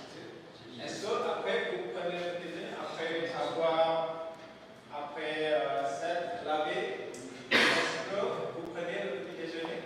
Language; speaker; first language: French; non-native, fluent; Indonesian